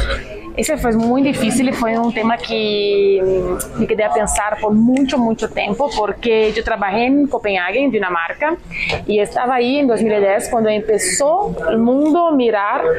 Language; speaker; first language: Spanish; non-native, fluent; Portuguese